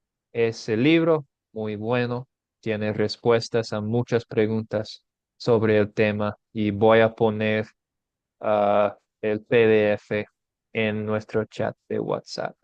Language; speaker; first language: Spanish; non-native, fluent; English